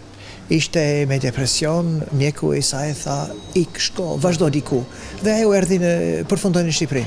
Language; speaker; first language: Albanian; non-native, fluent; English